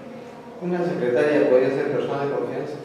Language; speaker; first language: Spanish; native; Spanish